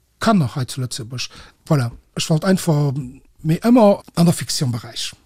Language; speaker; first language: Luxembourgish; early bilingual, other home language; Portuguese